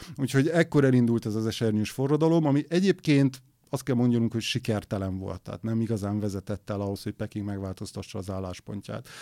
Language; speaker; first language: Hungarian; native; Hungarian